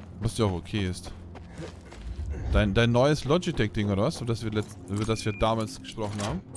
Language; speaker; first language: German; native; German